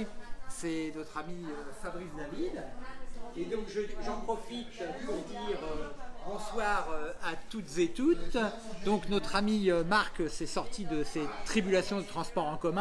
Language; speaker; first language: French; native; French